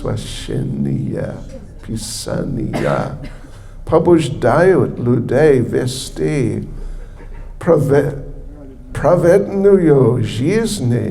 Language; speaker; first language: Russian; non-native, learner; English